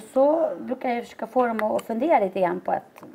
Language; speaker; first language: Swedish; native; Swedish